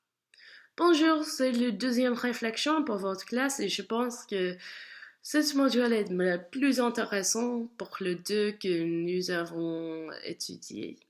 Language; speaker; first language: French; non-native, learner; English